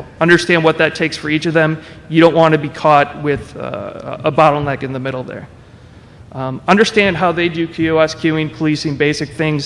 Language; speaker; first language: English; native; English